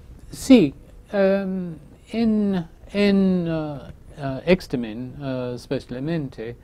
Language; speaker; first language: Spanish; non-native, fluent; English